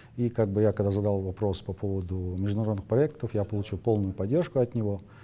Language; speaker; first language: Russian; non-native, local second language; Ingush